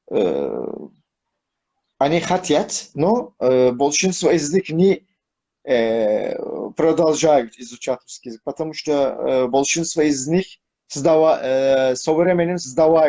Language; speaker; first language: Russian; non-native, learner; Turkish